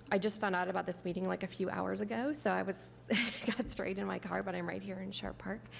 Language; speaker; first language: English; native; English